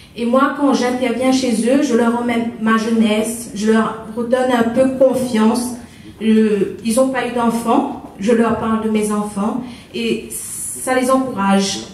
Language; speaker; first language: French; native; French